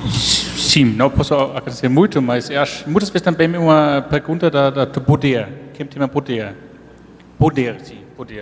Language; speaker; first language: Portuguese; non-native, fluent; German